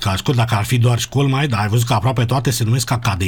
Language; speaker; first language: Romanian; native; Romanian